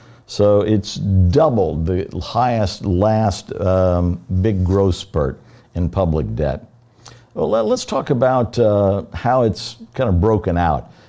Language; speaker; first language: English; native; English